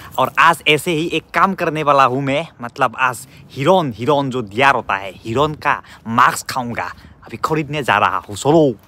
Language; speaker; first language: Hindi; non-native, local second language; Assamese